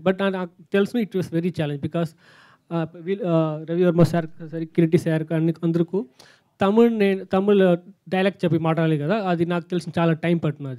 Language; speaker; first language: Telugu; non-native, local second language; Tamil